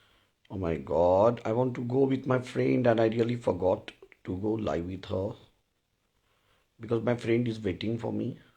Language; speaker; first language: English; non-native, local second language; Hindi